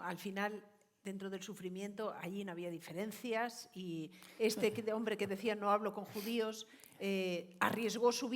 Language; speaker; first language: Spanish; native; Spanish